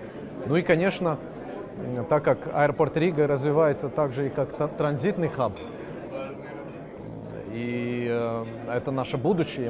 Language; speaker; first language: Russian; non-native, local second language; Latvian